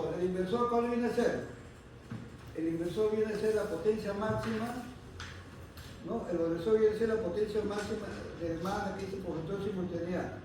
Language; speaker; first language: Spanish; native; Spanish